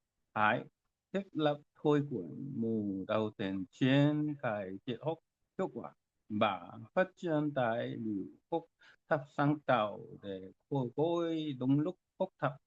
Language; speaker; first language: Vietnamese; non-native, learner; Korean